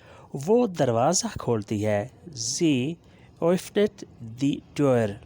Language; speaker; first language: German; non-native, learner; Urdu